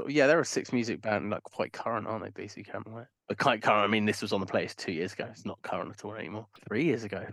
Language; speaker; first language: English; native; English